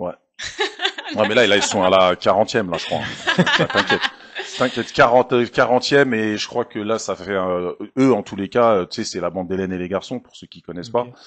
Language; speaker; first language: French; native; French